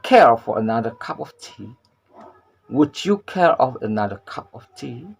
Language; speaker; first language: English; non-native, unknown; Indonesian